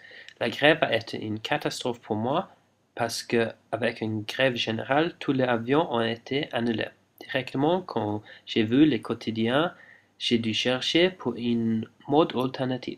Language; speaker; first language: French; non-native, fluent; English